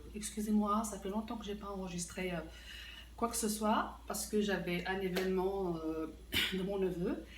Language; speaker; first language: French; non-native, local second language; Arabic